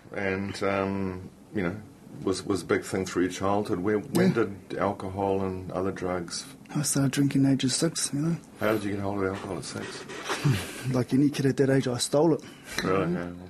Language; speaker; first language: English; native; English